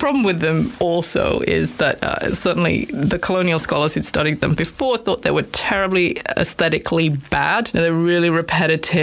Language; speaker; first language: English; native; English